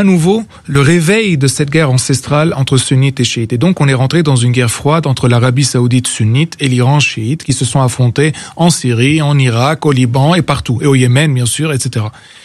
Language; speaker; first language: French; non-native, local second language; Arabic